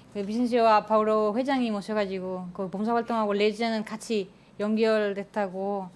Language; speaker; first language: Korean; non-native, fluent; Spanish